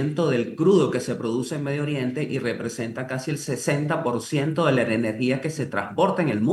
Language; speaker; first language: Spanish; native; Spanish